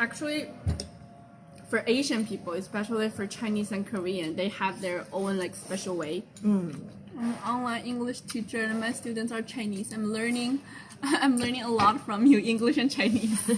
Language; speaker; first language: English; non-native, fluent; Chinese